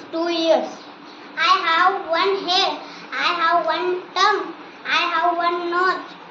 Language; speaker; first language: English; non-native, learner; Marathi